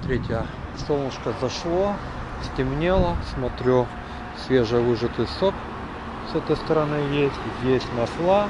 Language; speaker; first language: Russian; native; Russian